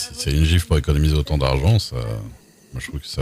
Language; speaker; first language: French; native; French